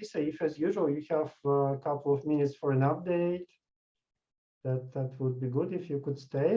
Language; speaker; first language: English; non-native, fluent; Russian